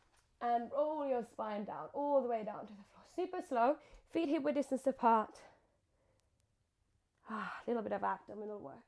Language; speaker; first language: English; non-native, fluent; Finnish